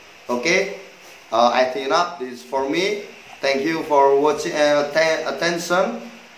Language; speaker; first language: English; non-native, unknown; Indonesian